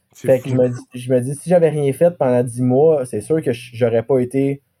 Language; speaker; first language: French; native; French